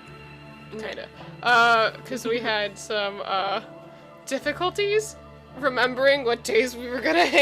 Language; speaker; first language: English; native; English